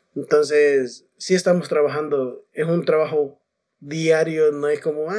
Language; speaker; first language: Spanish; native; Spanish